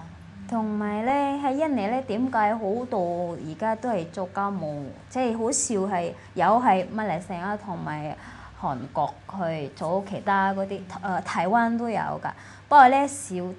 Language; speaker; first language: Cantonese; non-native, fluent; Indonesian